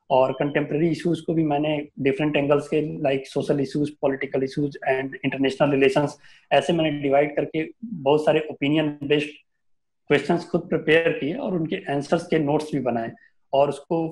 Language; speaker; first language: Hindi; native; Hindi